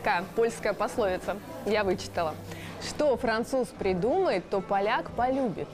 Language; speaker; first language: Russian; native; Russian